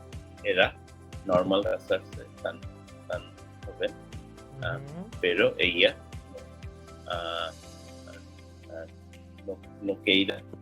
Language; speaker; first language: Spanish; non-native, learner; English